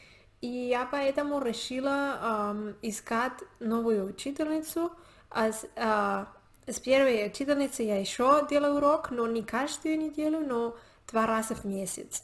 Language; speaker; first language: Russian; non-native, learner; Spanish